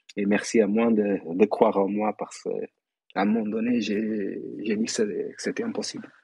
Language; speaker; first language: French; non-native, fluent; Kabuverdianu